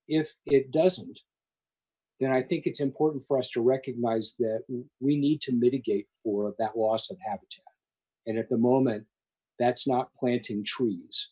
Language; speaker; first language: English; native; English